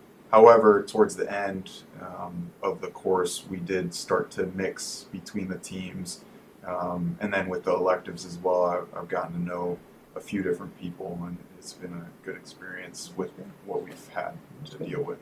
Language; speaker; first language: English; native; English